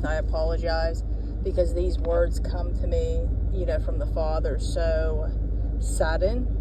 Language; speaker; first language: English; native; English